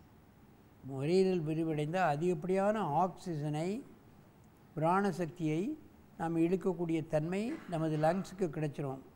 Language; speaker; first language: Tamil; native; Tamil